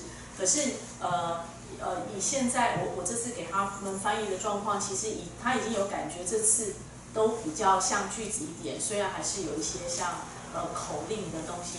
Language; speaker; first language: Chinese; native; Chinese